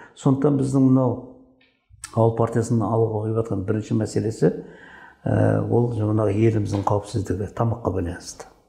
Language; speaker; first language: Kazakh; native; Kazakh